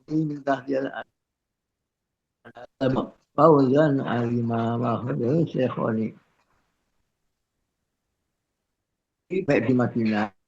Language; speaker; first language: Arabic; non-native, fluent; Indonesian